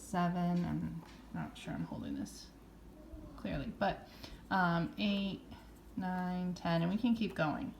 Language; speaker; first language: English; native; English